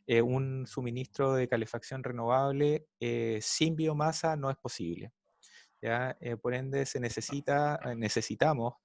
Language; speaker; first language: Spanish; native; Spanish